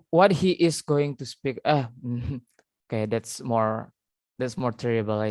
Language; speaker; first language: English; non-native, learner; Indonesian